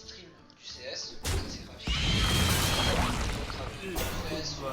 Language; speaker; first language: French; native; French